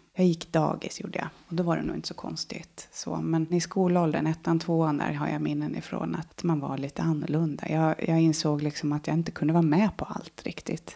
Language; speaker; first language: Swedish; native; Swedish